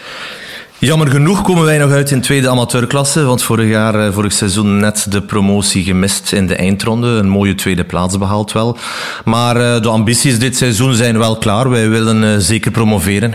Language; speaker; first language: Dutch; native; Dutch